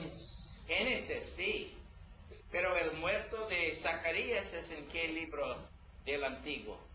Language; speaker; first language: Spanish; non-native, learner; English